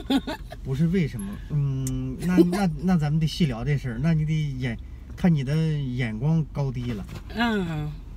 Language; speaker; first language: Chinese; native; Chinese